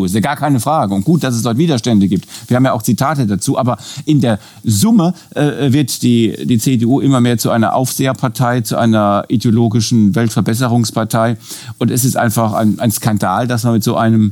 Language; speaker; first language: German; native; German